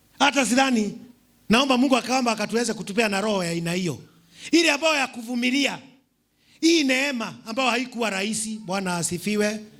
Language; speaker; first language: Swahili; non-native, local second language; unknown